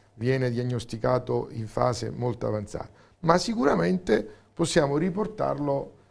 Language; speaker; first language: Italian; native; Italian